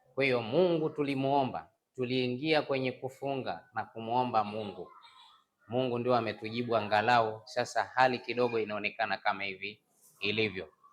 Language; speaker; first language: Swahili; non-native, local second language; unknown